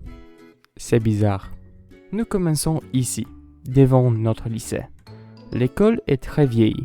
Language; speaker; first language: French; non-native, learner; Polish